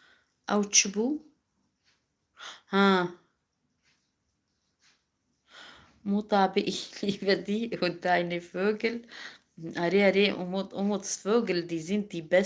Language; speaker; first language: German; non-native, learner; Kurdish